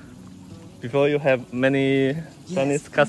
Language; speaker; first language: English; non-native, learner; Chinese